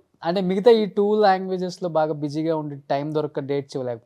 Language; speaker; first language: Telugu; native; Telugu